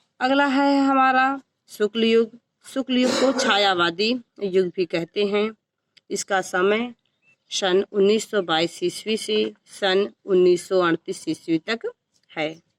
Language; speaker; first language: Hindi; native; Hindi